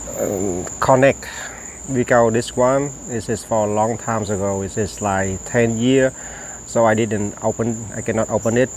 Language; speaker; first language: English; non-native, local second language; Vietnamese